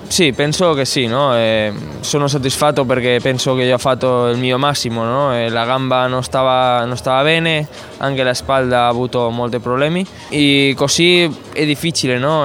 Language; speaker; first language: Italian; non-native, fluent; Spanish